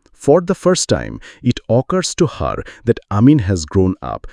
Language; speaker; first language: English; non-native, local second language; Bangla